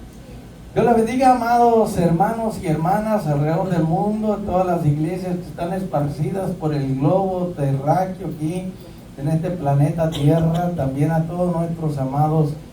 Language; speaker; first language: Spanish; native; Spanish